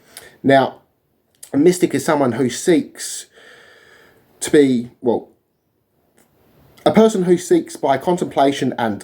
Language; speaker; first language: English; native; English